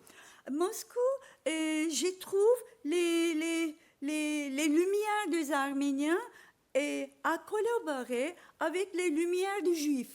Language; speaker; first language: French; non-native, learner; Turkish